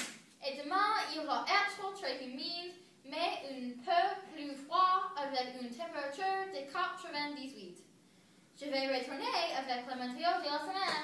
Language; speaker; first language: French; non-native, learner; English